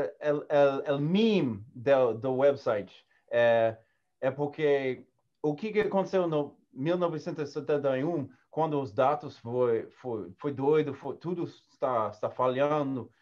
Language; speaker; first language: Portuguese; non-native, learner; English